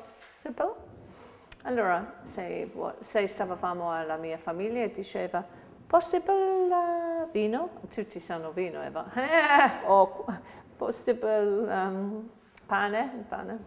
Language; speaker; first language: Italian; non-native, fluent; English